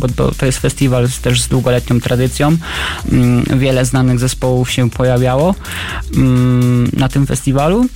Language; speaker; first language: Polish; native; Polish